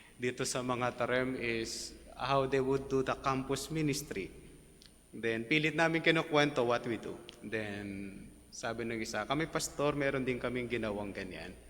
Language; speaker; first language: Filipino; native; Filipino